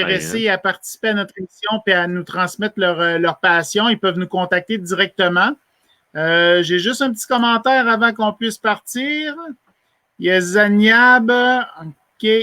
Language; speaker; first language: French; native; French